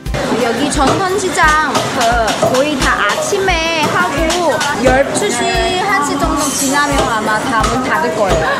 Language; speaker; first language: Korean; non-native, fluent; Chinese